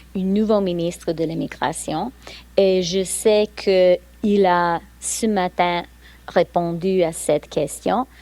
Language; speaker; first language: French; non-native, fluent; English